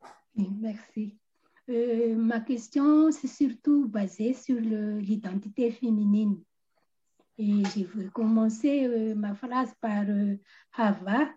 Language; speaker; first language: French; non-native, local second language; Malagasy